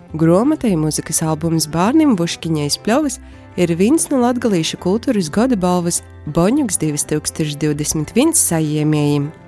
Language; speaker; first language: Latvian; native; Latvian